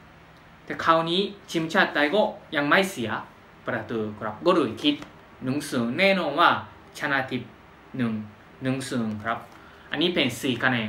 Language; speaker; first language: Thai; non-native, fluent; Japanese